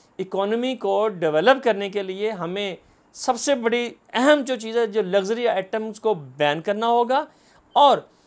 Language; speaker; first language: Urdu; non-native, local second language; Punjabi